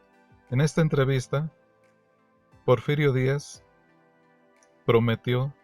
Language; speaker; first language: Spanish; native; Spanish